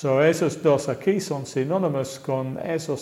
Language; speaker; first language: Spanish; non-native, fluent; English